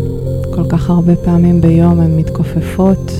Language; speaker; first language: Hebrew; native; Hebrew